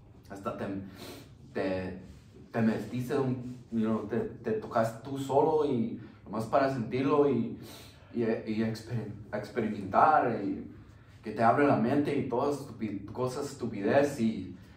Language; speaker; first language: Spanish; early bilingual, heritage; Spanish